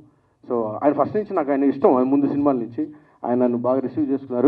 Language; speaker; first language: Telugu; native; Telugu